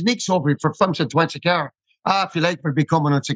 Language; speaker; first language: German; non-native, fluent; English